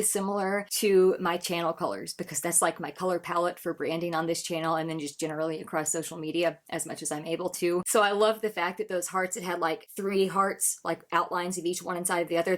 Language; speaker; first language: English; native; English